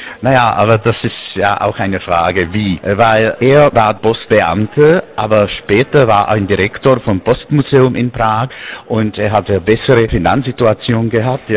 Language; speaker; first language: German; non-native, fluent; Czech